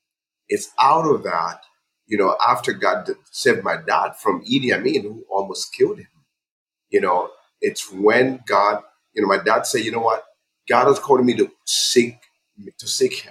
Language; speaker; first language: English; non-native, local second language; Ganda